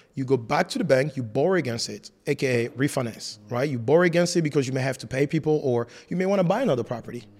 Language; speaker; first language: English; non-native, fluent; French